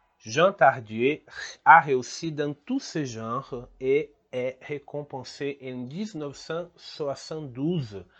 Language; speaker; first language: French; non-native, fluent; Portuguese